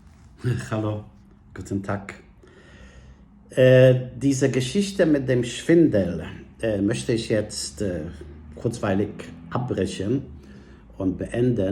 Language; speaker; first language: German; non-native, fluent; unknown